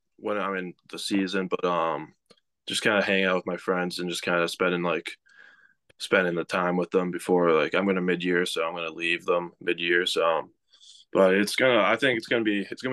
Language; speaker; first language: English; native; English